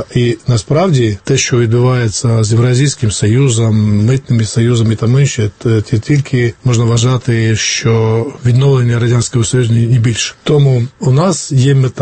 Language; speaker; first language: Ukrainian; non-native, fluent; Georgian